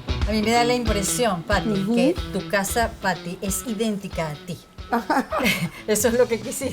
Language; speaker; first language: Spanish; native; Spanish